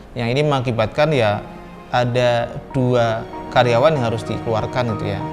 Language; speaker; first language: Indonesian; native; Indonesian